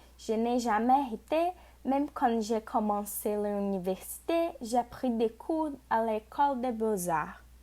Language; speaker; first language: French; non-native, learner; Portuguese